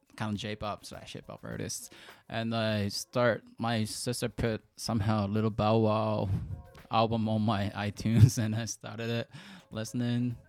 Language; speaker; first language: English; non-native, fluent; Japanese